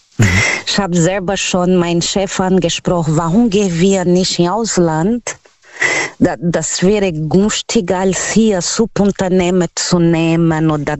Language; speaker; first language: German; non-native, fluent; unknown